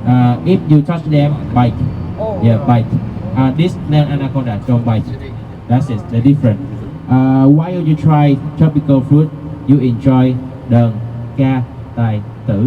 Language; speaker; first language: English; non-native, learner; Vietnamese